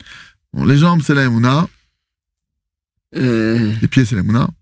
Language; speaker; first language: Hebrew; non-native, fluent; French